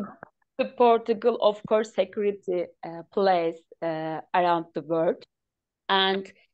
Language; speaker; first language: English; non-native, learner; Turkish